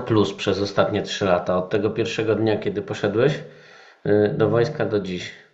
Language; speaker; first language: Polish; native; Polish